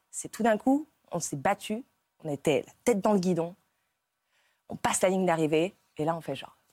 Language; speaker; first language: French; native; French